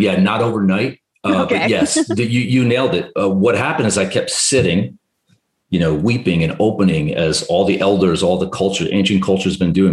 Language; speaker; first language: English; native; English